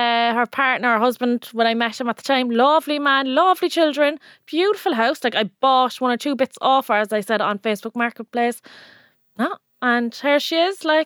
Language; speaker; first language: English; native; English